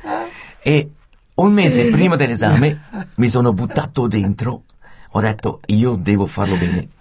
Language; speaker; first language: Italian; non-native, fluent; Swiss German